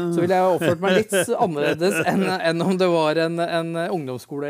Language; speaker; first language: Norwegian; native; Norwegian